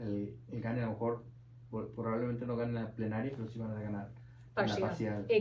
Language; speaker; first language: Spanish; native; Spanish